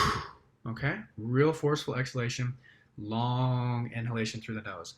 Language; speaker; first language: English; native; English